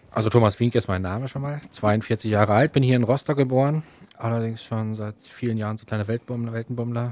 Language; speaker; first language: German; native; German